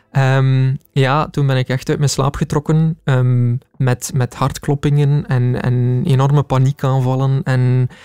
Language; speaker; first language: Dutch; native; Dutch